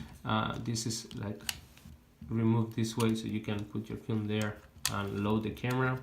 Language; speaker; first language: English; non-native, fluent; Spanish